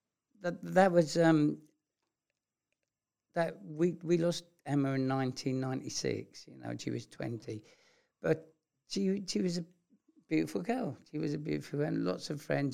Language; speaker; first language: English; native; English